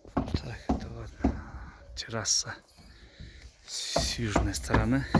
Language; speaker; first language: Russian; non-native, local second language; Kyrgyz